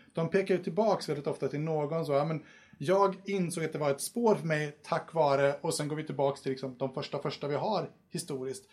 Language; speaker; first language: Swedish; native; Swedish